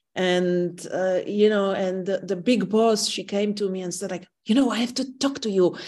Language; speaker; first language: English; non-native, fluent; Polish